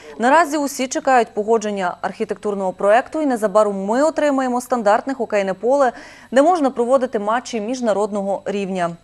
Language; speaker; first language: Ukrainian; native; Ukrainian